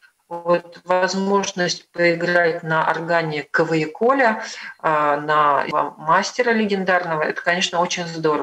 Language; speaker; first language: Russian; native; Russian